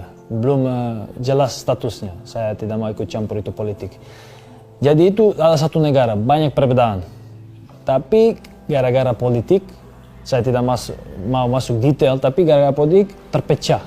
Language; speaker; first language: Indonesian; non-native, fluent; Serbian